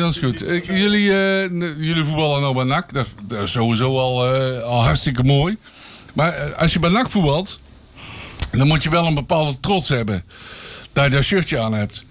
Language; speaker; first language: Dutch; native; Dutch